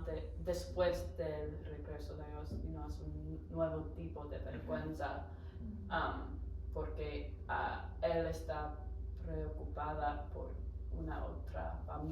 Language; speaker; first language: Spanish; non-native, learner; English